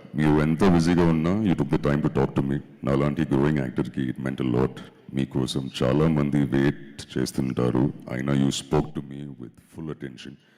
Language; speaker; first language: Telugu; non-native, learner; Tamil